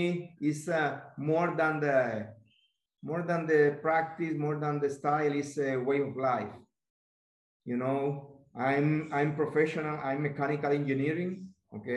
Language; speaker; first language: English; non-native, learner; Spanish